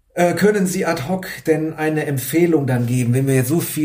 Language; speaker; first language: German; native; German